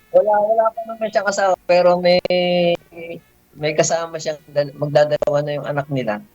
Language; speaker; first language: Filipino; native; Filipino